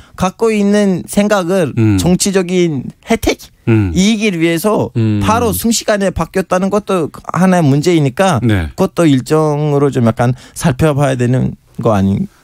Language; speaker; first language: Korean; non-native, fluent; Turkish